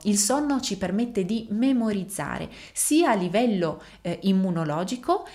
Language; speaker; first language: Italian; native; Italian